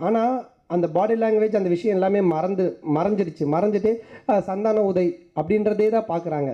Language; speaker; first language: Tamil; native; Tamil